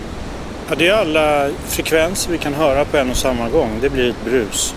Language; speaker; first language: Swedish; native; Swedish